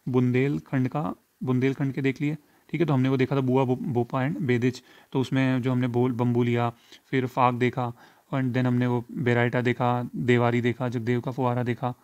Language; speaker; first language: Hindi; native; Hindi